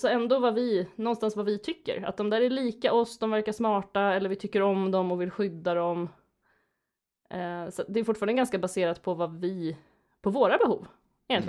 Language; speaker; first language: Swedish; native; Swedish